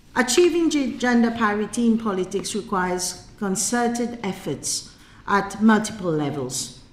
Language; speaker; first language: English; non-native, local second language; Morisyen